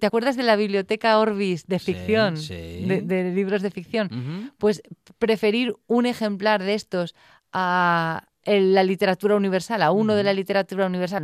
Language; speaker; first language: Spanish; native; Spanish